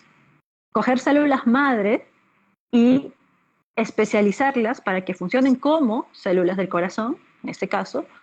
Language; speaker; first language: Spanish; native; Spanish